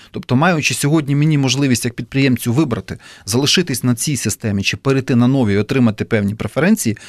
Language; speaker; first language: Ukrainian; native; Ukrainian